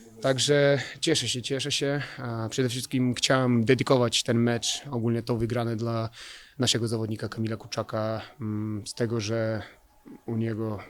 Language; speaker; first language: Polish; non-native, fluent; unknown